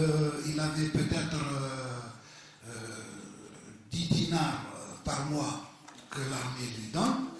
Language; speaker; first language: French; early bilingual, other home language; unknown